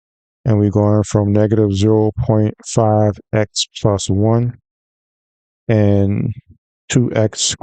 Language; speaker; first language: English; native; English